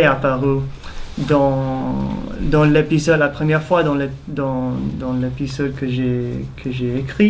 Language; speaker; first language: French; non-native, fluent; English